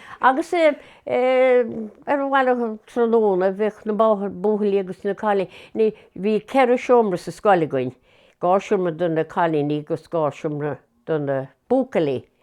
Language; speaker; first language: Irish; native; Irish